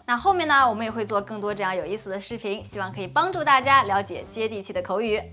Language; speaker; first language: Chinese; native; Chinese